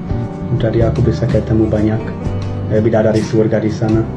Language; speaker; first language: Indonesian; non-native, fluent; Hungarian